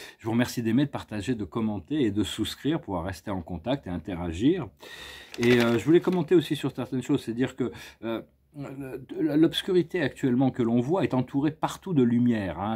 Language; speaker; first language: French; native; French